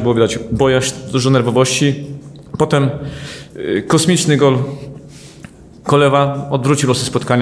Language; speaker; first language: Polish; native; Polish